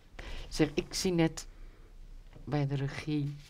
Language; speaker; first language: Dutch; native; Dutch